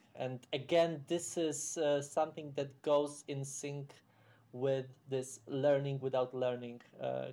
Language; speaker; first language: English; non-native, fluent; Polish